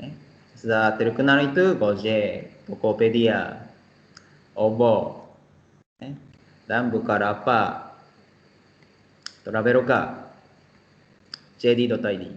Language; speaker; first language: Indonesian; non-native, fluent; Japanese